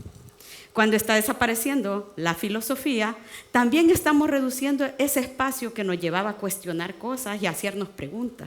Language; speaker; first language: Spanish; native; Spanish